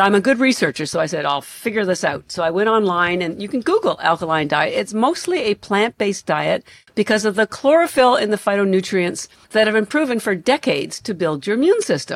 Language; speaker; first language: English; native; English